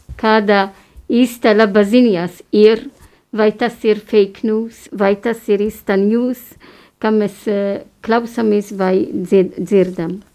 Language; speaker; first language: Latvian; non-native, fluent; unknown